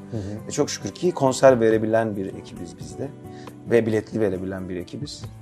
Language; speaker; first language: Turkish; native; Turkish